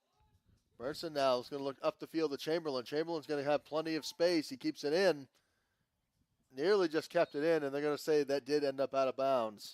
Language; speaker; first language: English; native; English